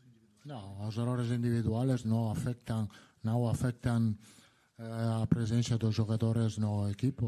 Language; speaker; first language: Portuguese; non-native, learner; Italian